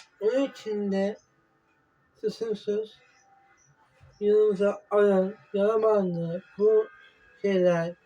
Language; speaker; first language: Turkish; non-native, learner; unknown